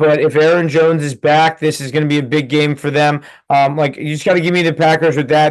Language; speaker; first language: English; native; English